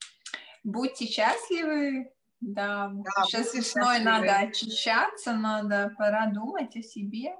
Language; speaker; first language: Russian; non-native, local second language; Latvian